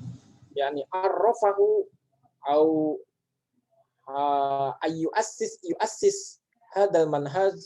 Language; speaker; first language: Arabic; non-native, fluent; Indonesian